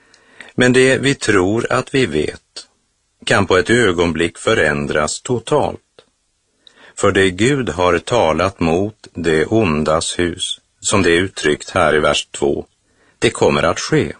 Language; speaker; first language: Swedish; native; Swedish